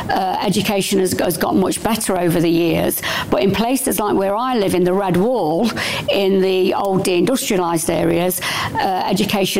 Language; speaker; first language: English; native; English